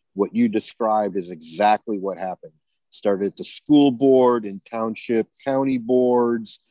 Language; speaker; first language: English; native; English